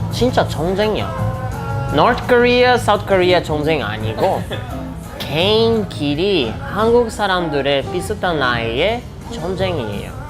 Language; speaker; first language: Korean; non-native, fluent; Portuguese